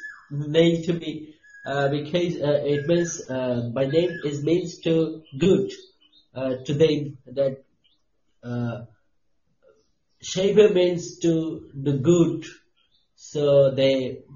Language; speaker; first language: English; non-native, local second language; Bangla